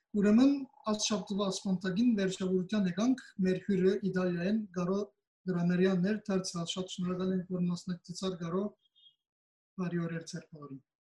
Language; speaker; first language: Armenian; native; Armenian